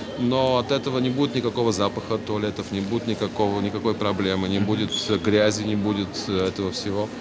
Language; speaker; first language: Russian; native; Russian